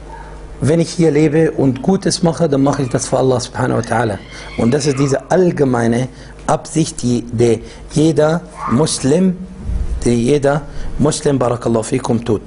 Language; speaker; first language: German; non-native, fluent; Arabic